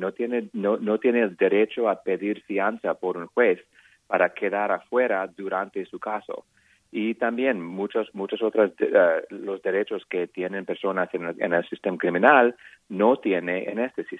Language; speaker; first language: Spanish; non-native, fluent; English